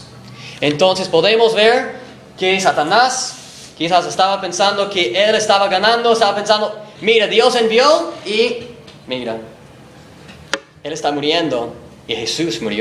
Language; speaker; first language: Spanish; non-native, fluent; English